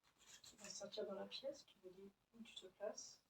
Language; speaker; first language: French; native; French